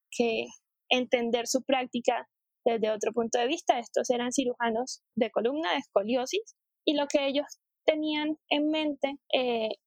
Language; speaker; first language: Spanish; native; Spanish